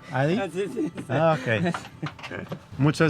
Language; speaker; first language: Spanish; non-native, learner; Portuguese